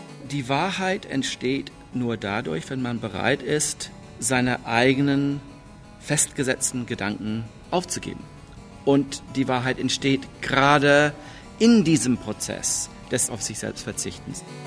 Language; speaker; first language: German; non-native, fluent; English